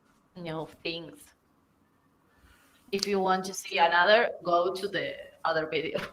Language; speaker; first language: English; non-native, learner; Spanish